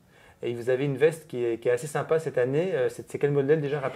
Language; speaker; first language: French; native; French